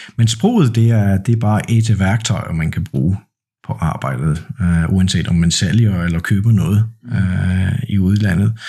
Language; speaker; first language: Danish; non-native, fluent; Polish